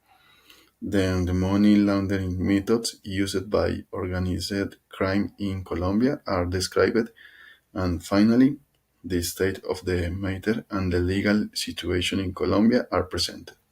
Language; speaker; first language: English; non-native, learner; Spanish